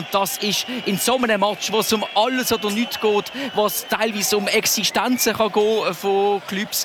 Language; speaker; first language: German; native; German